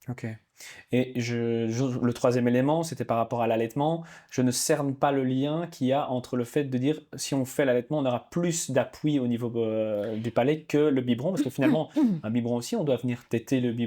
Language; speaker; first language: French; native; French